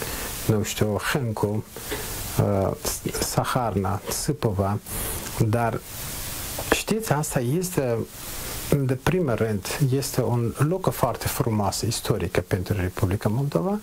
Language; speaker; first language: Romanian; non-native, learner; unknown